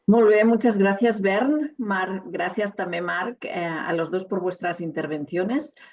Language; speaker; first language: Spanish; non-native, local second language; Catalan